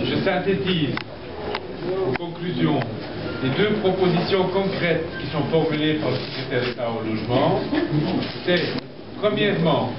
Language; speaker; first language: French; native; French